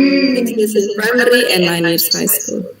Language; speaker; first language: English; non-native, fluent; Indonesian